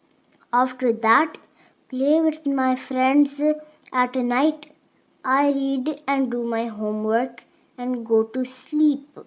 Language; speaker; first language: English; non-native, local second language; Urdu